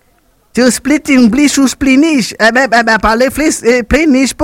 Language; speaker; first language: French; non-native, local second language; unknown